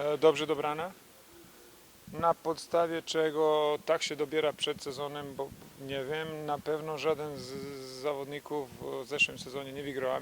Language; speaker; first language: Polish; non-native, fluent; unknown